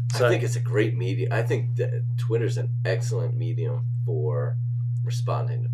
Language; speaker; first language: English; native; English